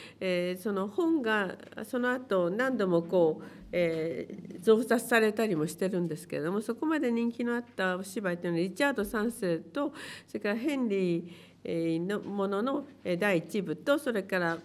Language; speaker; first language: Japanese; native; Japanese